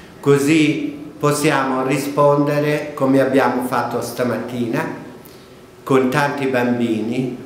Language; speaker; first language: Italian; non-native, fluent; Kurdish